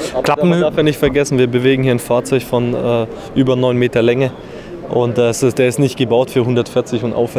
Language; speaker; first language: German; native; German